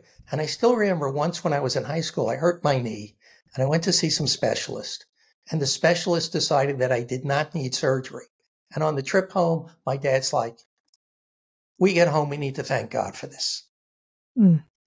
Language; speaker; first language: English; native; English